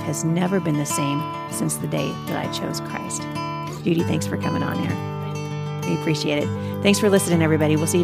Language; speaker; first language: English; native; English